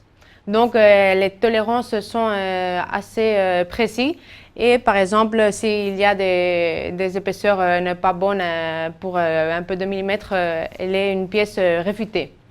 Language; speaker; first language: French; non-native, fluent; Spanish